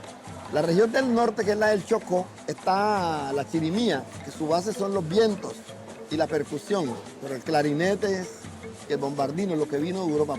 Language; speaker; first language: Spanish; native; Spanish